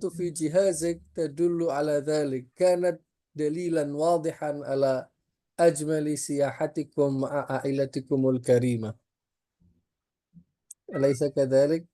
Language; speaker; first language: Arabic; non-native, fluent; Indonesian